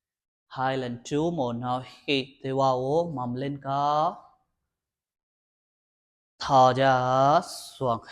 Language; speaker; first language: Vietnamese; non-native, learner; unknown